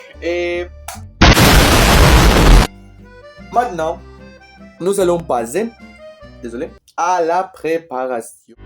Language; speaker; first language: French; non-native, learner; Spanish